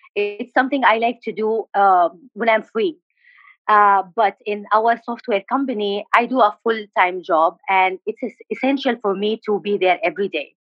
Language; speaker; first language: English; non-native, fluent; Arabic